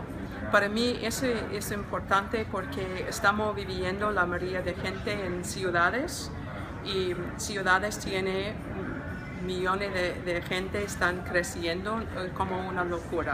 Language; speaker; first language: Spanish; non-native, learner; English